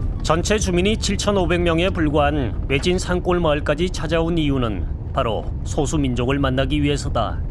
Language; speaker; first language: Korean; native; Korean